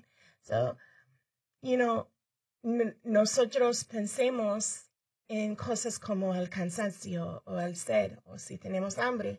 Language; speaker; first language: Spanish; early bilingual, heritage; Spanish